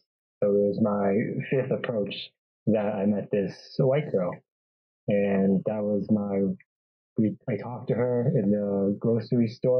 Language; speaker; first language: English; native; English